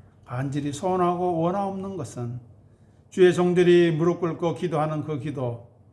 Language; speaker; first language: Korean; native; Korean